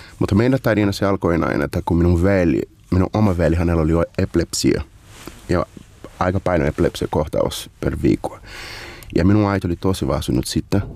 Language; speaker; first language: Finnish; non-native, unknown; Portuguese